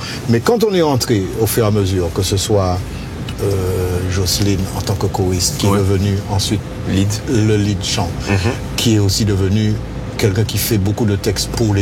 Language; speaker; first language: French; native; French